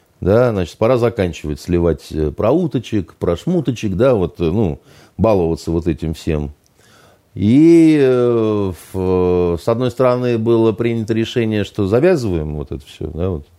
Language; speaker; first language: Russian; native; Russian